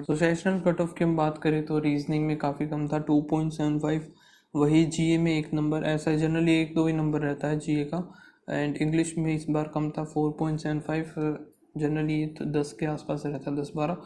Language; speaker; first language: Hindi; native; Hindi